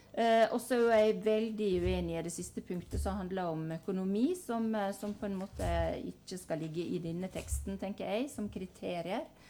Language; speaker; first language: Norwegian; native; Norwegian